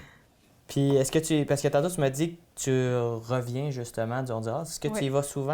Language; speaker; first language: French; native; French